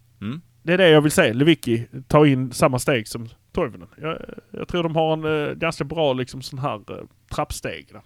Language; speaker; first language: Swedish; native; Swedish